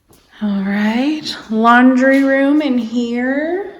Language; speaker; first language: English; native; English